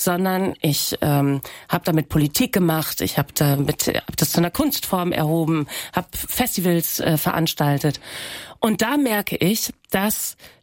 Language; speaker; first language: German; non-native, local second language; Low German